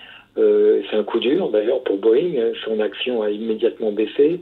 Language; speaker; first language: French; native; French